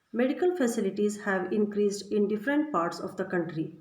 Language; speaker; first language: English; non-native, local second language; Kannada